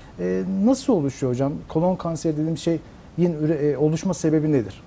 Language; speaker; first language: Turkish; native; Turkish